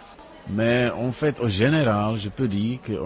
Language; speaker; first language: French; non-native, learner; Czech